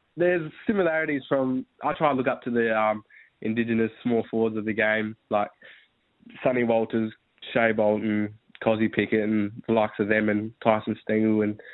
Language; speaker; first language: English; native; English